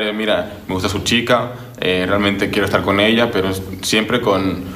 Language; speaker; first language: Spanish; native; Spanish